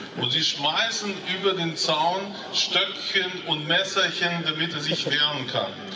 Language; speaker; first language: German; non-native, fluent; Russian